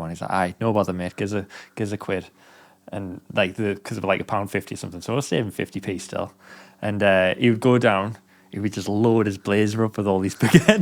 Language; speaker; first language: English; native; English